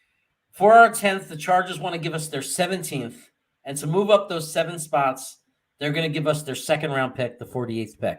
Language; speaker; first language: English; native; English